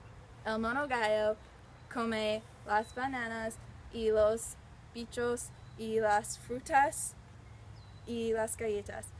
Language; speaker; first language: Spanish; non-native, learner; English